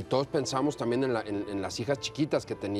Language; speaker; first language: Spanish; native; Spanish